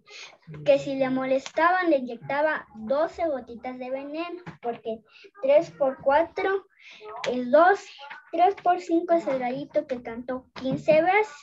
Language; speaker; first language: Spanish; native; Spanish